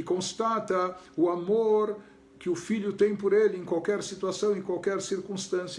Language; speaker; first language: Portuguese; native; Portuguese